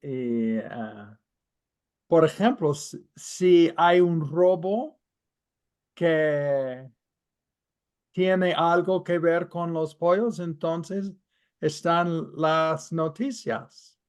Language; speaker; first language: Spanish; non-native, fluent; English